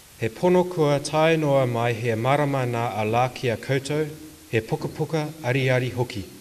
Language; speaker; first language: Māori; non-native, local second language; English